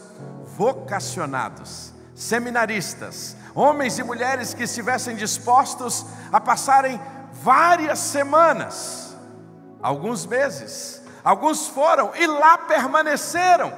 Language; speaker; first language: Portuguese; native; Portuguese